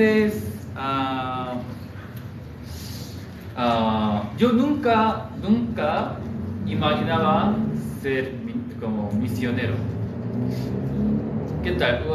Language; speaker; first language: Spanish; non-native, fluent; Korean